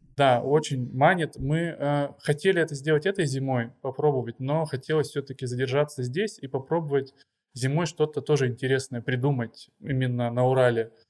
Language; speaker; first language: Russian; native; Russian